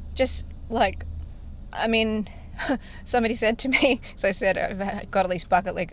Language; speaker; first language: English; native; English